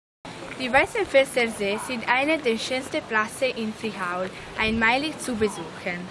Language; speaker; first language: German; non-native, learner; Italian